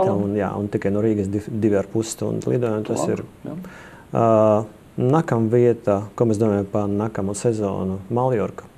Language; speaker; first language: Latvian; non-native, local second language; Russian